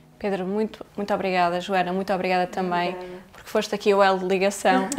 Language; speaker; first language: Portuguese; native; Portuguese